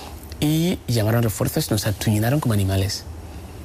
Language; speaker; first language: Spanish; non-native, fluent; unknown